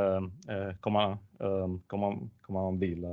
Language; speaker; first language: French; non-native, learner; Italian